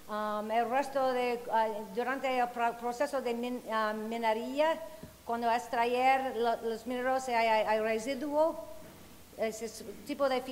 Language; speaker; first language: Spanish; non-native, fluent; English